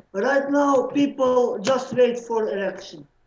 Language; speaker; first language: English; non-native, learner; Slovenian